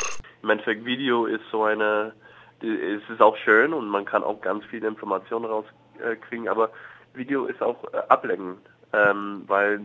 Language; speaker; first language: German; non-native, fluent; English